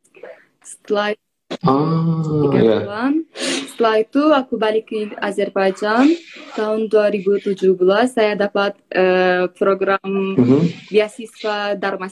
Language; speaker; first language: Indonesian; non-native, fluent; Azerbaijani